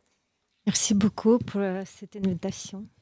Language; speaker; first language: French; non-native, fluent; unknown